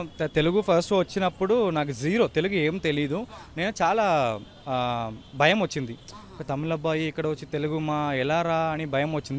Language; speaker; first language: Telugu; early bilingual, heritage; Tamil